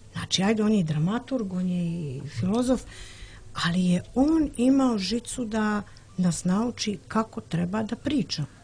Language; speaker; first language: Serbian; native; Serbian